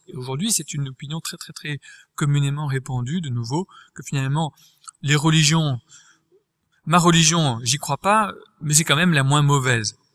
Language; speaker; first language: French; native; French